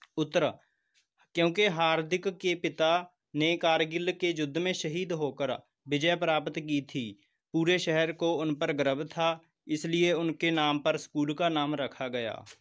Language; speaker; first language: Hindi; non-native, local second language; Punjabi